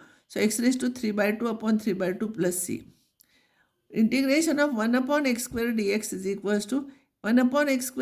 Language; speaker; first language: English; non-native, local second language; Marathi